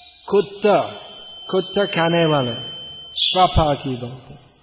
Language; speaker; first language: Hindi; non-native, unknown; English